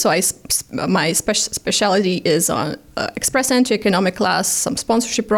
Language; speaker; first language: English; non-native, fluent; Ukrainian